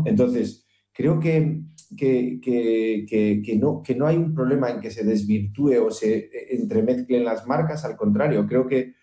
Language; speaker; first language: Spanish; native; Spanish